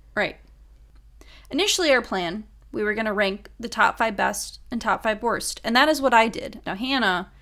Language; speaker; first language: English; native; English